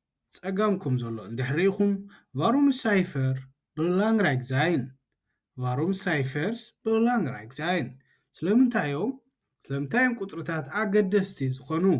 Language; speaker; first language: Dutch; non-native, learner; Tigrinya